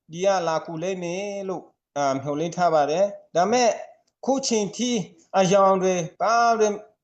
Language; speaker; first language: Burmese; non-native, local second language; Hakha Chin